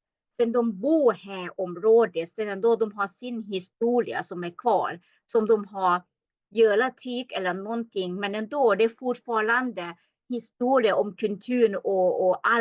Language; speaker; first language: Swedish; non-native, learner; Thai